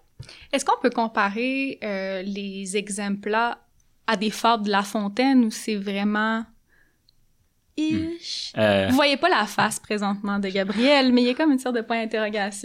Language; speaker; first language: French; native; French